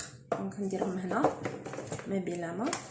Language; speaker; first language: Arabic; native; Arabic